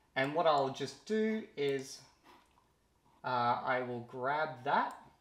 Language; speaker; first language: English; native; English